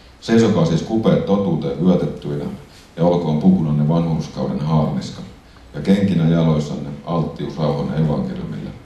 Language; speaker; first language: Finnish; native; Finnish